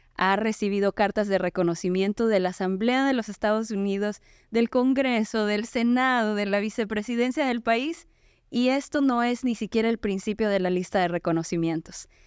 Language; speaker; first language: Spanish; native; Spanish